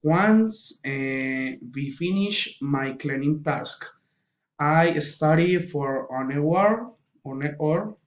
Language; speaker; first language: English; non-native, learner; Spanish